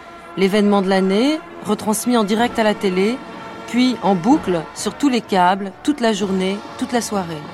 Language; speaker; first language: French; native; French